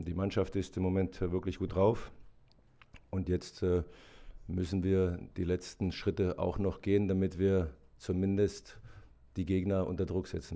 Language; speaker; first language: German; native; German